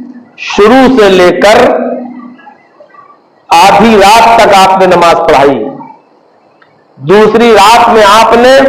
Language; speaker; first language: Urdu; native; Urdu